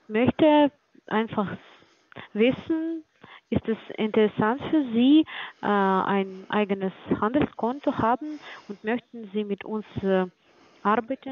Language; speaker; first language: German; non-native, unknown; Polish